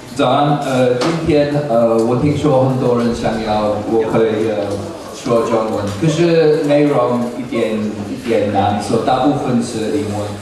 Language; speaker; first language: Chinese; non-native, learner; English